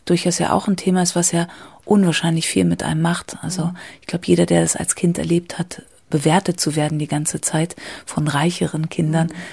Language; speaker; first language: German; native; German